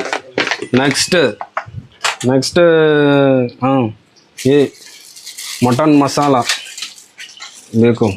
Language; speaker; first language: Hindi; non-native, local second language; Tamil